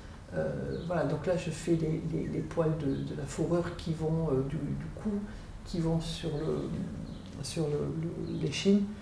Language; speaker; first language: French; native; French